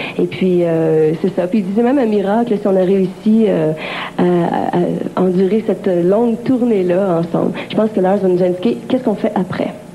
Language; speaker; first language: French; native; French